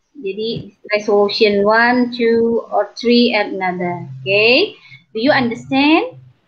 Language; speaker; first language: English; non-native, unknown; Indonesian